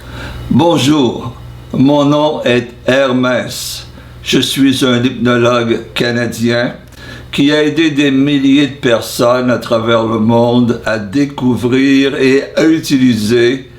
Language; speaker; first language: French; non-native, fluent; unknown